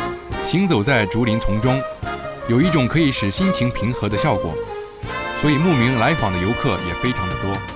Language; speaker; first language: Chinese; native; Chinese